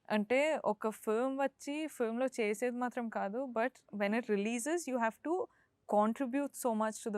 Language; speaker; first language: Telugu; non-native, local second language; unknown